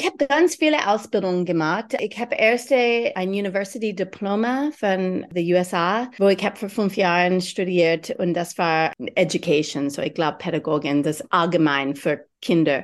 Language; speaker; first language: German; non-native, learner; English